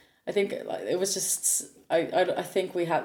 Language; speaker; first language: English; non-native, fluent; Norwegian